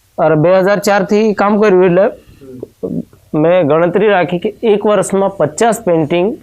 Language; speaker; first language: Gujarati; non-native, local second language; Rathawi